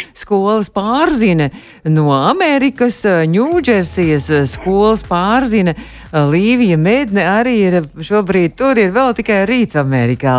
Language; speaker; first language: Latvian; native; Latvian